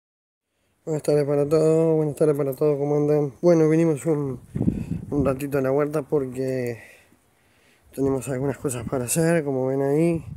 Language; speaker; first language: Spanish; native; Spanish